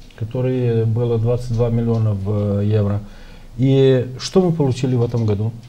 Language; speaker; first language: Russian; non-native, local second language; Romanian